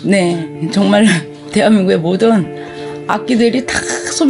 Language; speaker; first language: Korean; native; Korean